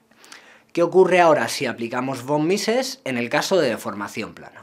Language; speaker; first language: Spanish; native; Spanish